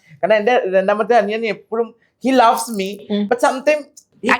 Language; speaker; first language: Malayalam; non-native, learner; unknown